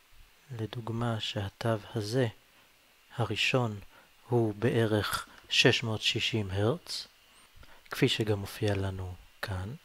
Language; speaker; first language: Hebrew; native; Hebrew